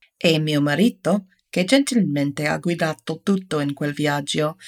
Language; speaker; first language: Italian; non-native, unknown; English